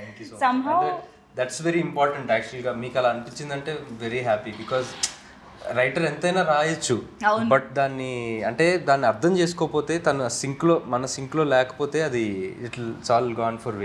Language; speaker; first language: Telugu; native; Telugu